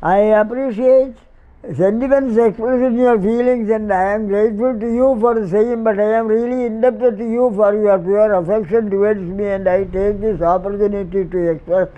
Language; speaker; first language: English; non-native, local second language; Malayalam